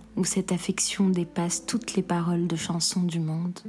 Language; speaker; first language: French; non-native, local second language; Arabic